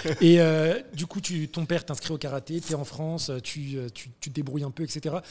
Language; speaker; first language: French; native; French